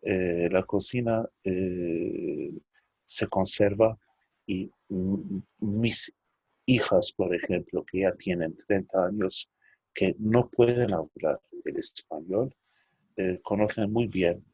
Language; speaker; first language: Spanish; early bilingual, heritage; Turkish